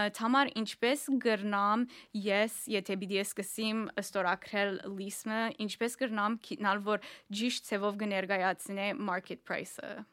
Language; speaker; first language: Armenian; early bilingual, heritage; Armenian